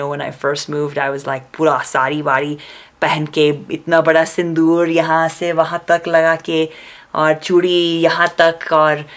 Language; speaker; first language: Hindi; non-native, fluent; English